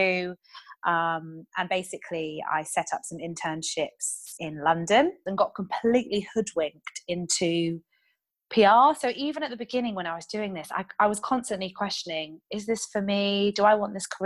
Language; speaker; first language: English; native; English